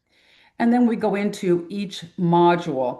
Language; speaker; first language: English; native; English